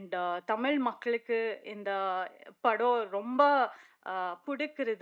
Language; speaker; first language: Tamil; non-native, learner; Kannada